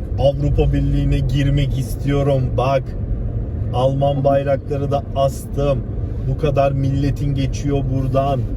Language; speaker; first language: Turkish; early bilingual, heritage; Turkish